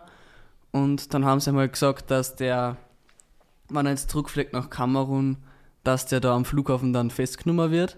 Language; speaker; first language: German; native; German